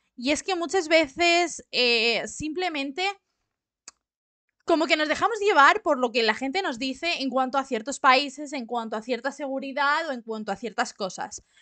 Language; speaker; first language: Spanish; native; Spanish